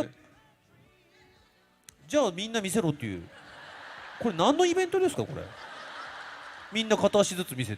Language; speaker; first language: Japanese; native; Japanese